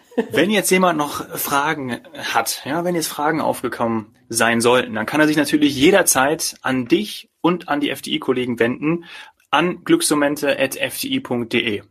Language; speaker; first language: German; native; German